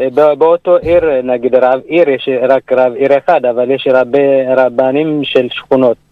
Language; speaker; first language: Hebrew; early bilingual, other home language; Amharic